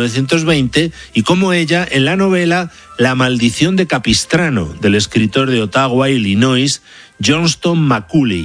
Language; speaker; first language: Spanish; native; Spanish